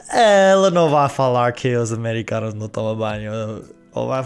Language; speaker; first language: Portuguese; non-native, fluent; English